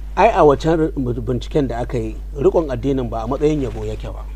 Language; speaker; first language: Hausa; native; Hausa